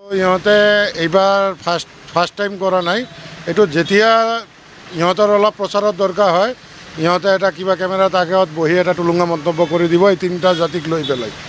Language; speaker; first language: Assamese; non-native, local second language; Bangla